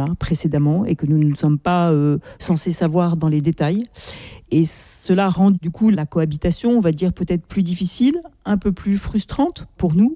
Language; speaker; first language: French; native; French